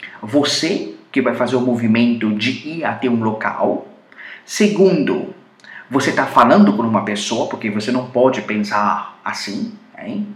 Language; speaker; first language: Portuguese; non-native, fluent; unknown